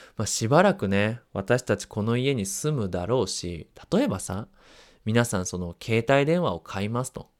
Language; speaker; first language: Japanese; native; Japanese